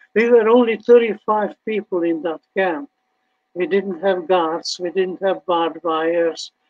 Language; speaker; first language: English; early bilingual, other home language; Hungarian